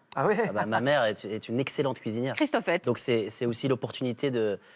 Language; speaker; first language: French; native; French